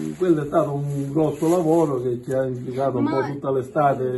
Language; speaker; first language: Italian; native; Italian